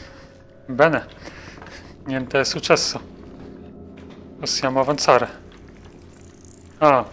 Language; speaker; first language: Italian; non-native, fluent; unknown